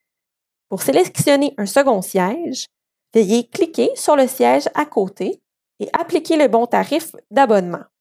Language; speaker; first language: French; native; French